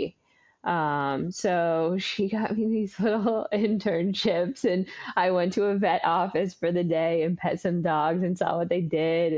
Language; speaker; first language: English; native; English